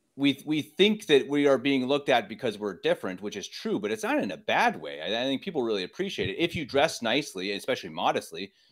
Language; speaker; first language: English; native; English